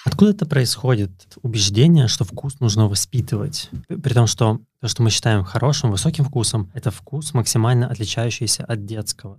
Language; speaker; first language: Russian; native; Russian